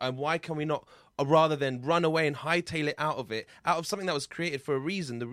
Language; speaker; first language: English; native; English